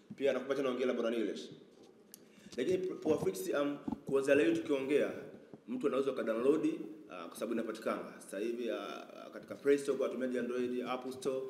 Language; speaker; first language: Swahili; native; Swahili